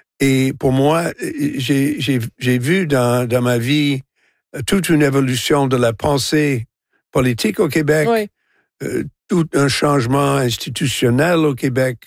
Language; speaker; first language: French; non-native, local second language; English